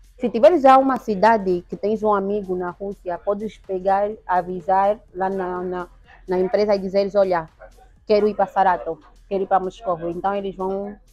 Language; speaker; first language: Portuguese; native; Portuguese